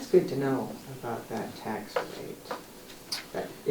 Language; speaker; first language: English; native; English